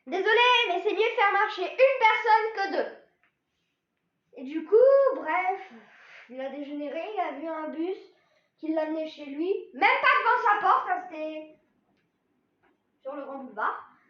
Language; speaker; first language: French; native; French